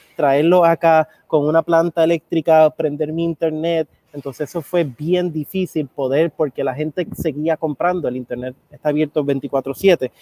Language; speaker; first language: Spanish; native; Spanish